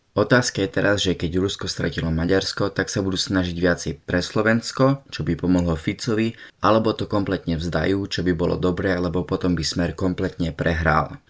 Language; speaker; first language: Slovak; early bilingual, heritage; Slovak